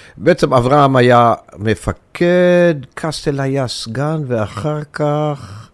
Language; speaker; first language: Hebrew; early bilingual, other home language; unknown